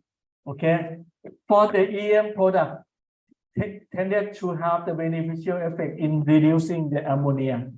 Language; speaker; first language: English; non-native, fluent; Thai